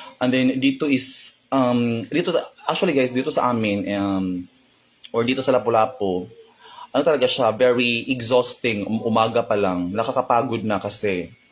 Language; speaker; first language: Filipino; non-native, local second language; Cebuano